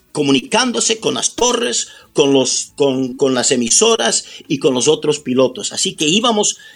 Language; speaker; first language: Spanish; early bilingual, heritage; Spanish